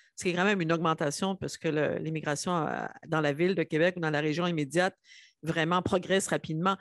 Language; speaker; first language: French; native; French